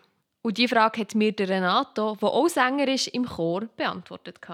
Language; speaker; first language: German; native; German